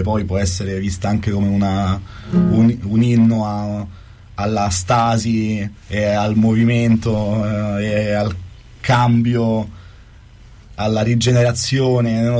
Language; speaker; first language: Italian; native; Italian